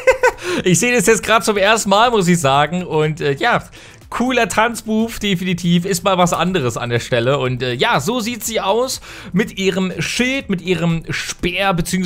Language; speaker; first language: German; native; German